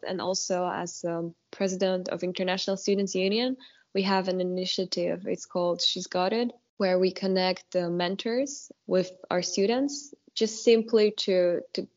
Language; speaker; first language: English; non-native, fluent; Polish